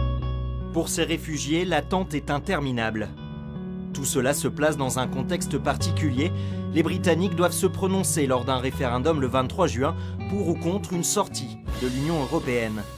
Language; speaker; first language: French; native; French